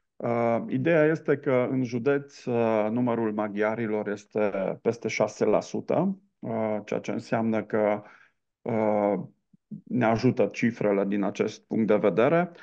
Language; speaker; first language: Romanian; non-native, local second language; Hungarian